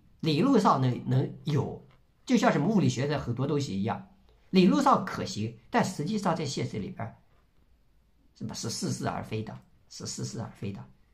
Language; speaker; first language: Chinese; native; Chinese